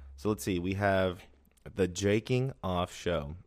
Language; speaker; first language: English; early bilingual, other home language; Spanish